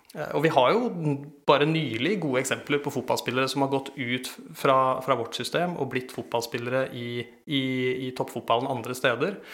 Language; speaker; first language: Norwegian; native; Norwegian